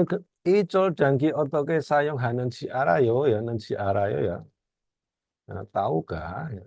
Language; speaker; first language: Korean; non-native, fluent; Indonesian